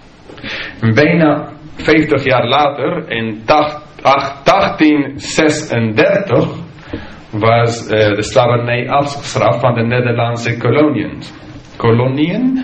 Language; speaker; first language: Dutch; non-native, fluent; English